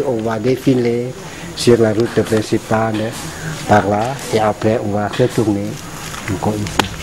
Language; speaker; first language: French; non-native, fluent; Lao